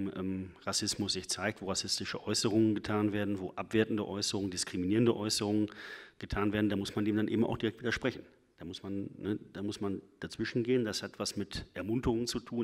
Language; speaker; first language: German; native; German